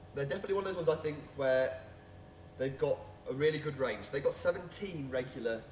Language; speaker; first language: English; native; English